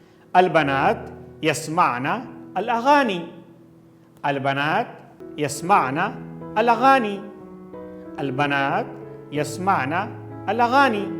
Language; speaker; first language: Arabic; non-native, fluent; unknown